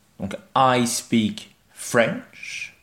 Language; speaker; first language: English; non-native, fluent; French